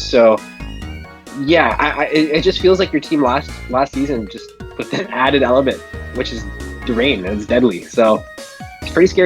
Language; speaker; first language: English; native; English